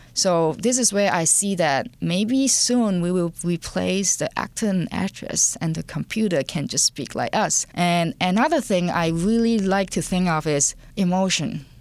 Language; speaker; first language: English; non-native, local second language; Cantonese